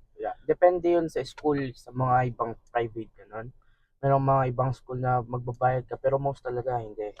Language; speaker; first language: Filipino; native; Filipino